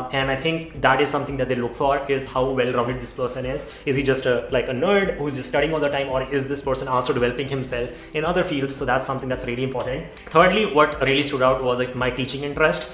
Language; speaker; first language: English; non-native, local second language; Hindi